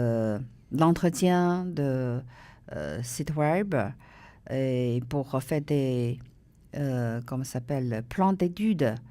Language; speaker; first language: French; non-native, learner; Chinese